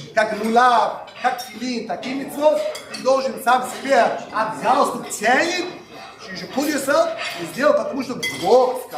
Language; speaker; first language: Russian; non-native, local second language; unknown